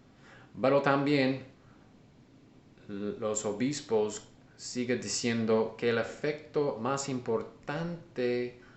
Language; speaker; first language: Spanish; non-native, learner; English